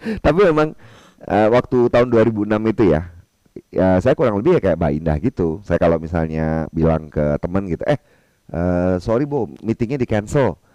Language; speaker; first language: Indonesian; non-native, local second language; Minangkabau